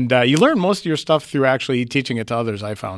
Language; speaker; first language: English; native; English